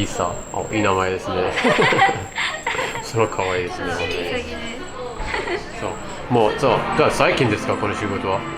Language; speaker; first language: Japanese; non-native, learner; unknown